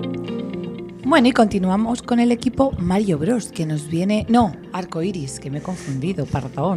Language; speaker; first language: Spanish; native; Spanish